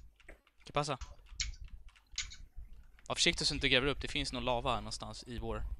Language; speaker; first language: Swedish; native; Swedish